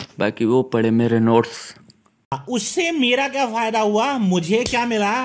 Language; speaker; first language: Urdu; non-native, local second language; Punjabi